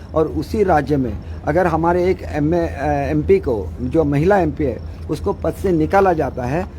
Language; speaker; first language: Hindi; non-native, local second language; Marathi